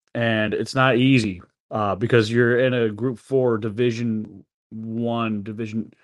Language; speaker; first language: English; native; English